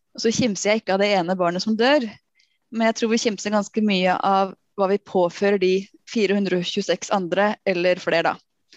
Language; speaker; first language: Norwegian; native; Norwegian